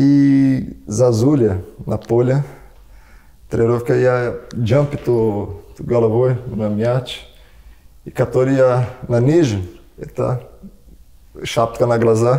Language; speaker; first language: Russian; non-native, learner; Portuguese